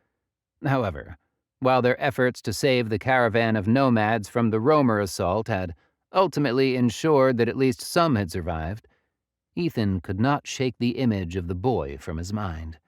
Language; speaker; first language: English; native; English